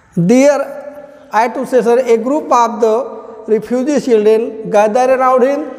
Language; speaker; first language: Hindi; native; Hindi